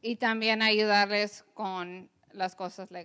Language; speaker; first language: Spanish; early bilingual, heritage; English